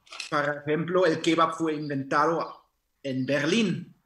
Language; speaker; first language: Spanish; non-native, fluent; German